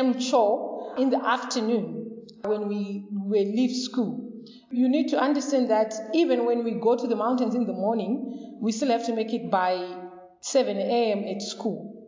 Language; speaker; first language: English; non-native, local second language; Shona